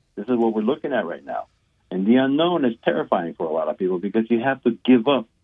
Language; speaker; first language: English; non-native, fluent; Spanish